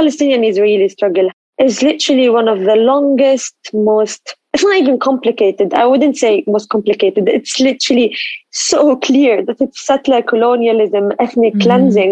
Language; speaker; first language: English; non-native, fluent; Arabic